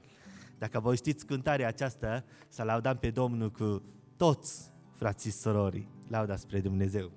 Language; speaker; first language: Romanian; non-native, learner; Japanese